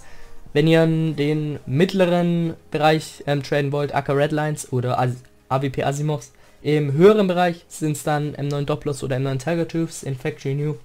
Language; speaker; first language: German; native; German